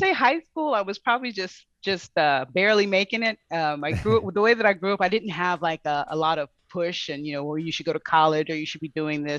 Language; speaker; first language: English; native; English